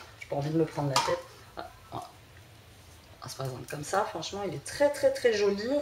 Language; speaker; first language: French; early bilingual, other home language; Portuguese